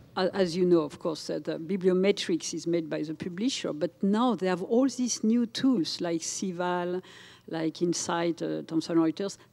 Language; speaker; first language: English; non-native, fluent; French